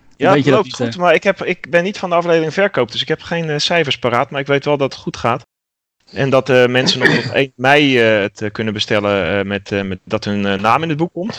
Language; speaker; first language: Dutch; native; Dutch